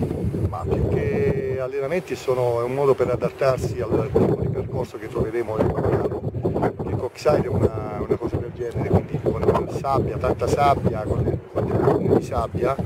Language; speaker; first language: Italian; native; Italian